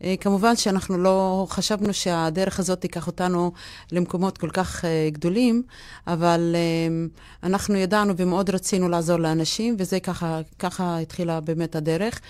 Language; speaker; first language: Hebrew; non-native, local second language; Arabic